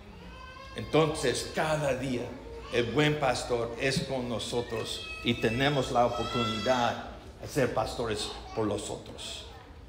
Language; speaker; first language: Spanish; non-native, learner; English